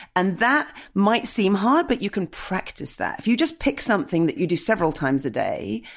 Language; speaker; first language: English; native; English